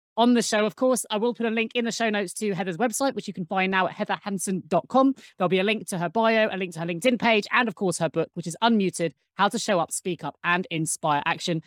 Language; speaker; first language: English; native; English